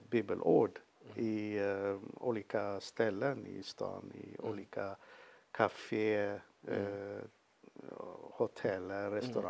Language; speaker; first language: Swedish; non-native, fluent; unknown